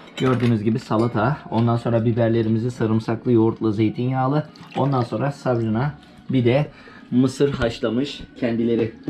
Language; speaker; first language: Turkish; early bilingual, heritage; Turkish